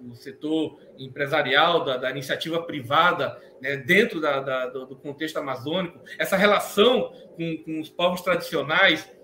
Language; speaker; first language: Portuguese; native; Portuguese